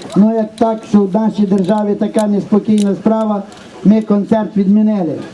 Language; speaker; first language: Ukrainian; native; Ukrainian